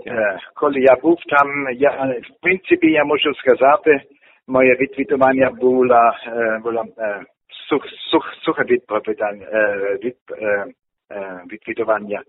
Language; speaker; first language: Ukrainian; non-native, learner; German